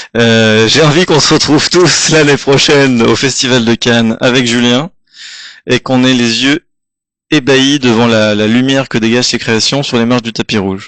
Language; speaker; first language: French; native; French